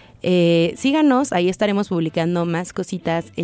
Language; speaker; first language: Spanish; native; Spanish